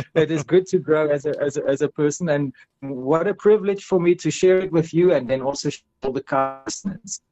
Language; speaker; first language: English; non-native, local second language; Afrikaans